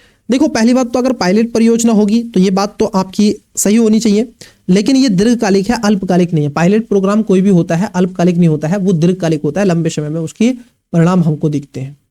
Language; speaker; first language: Hindi; native; Hindi